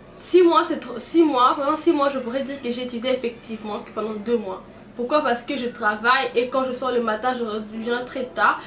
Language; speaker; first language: French; non-native, local second language; Lingala